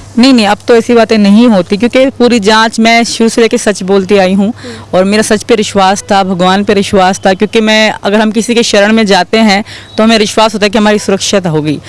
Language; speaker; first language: Urdu; non-native, local second language; Sindhi